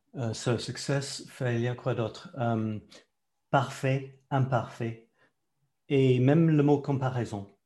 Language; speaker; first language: French; non-native, fluent; English